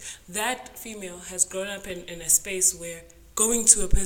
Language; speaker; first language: English; non-native, local second language; Zulu